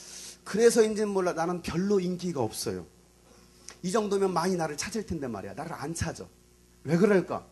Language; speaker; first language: Korean; native; Korean